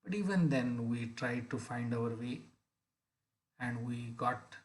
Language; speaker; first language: English; non-native, local second language; Marathi